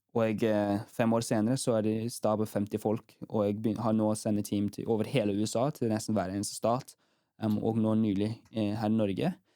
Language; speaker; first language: Norwegian; early bilingual, heritage; Norwegian